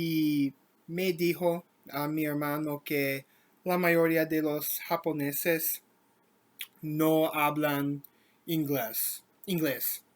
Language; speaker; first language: Spanish; non-native, learner; English